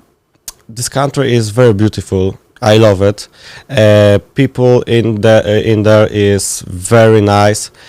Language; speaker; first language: English; non-native, learner; Polish